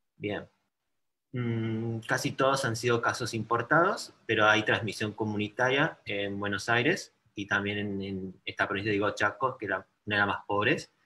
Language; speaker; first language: Spanish; native; Spanish